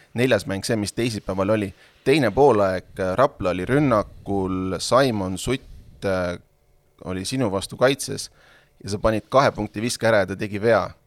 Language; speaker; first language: Estonian; native; Estonian